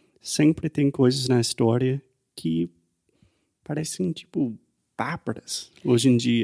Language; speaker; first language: Portuguese; non-native, fluent; English